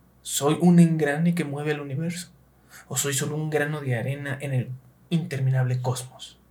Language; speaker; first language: Spanish; native; Spanish